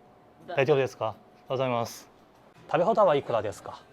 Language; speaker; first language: Japanese; non-native, learner; Chinese